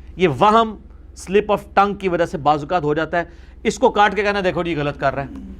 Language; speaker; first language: Urdu; non-native, local second language; Punjabi